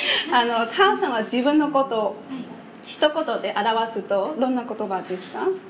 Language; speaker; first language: Japanese; non-native, fluent; Vietnamese